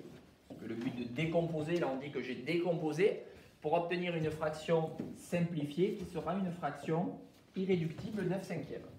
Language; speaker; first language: French; native; French